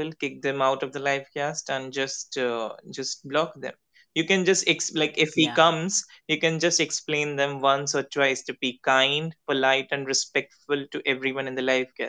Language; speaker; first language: English; non-native, local second language; Hindi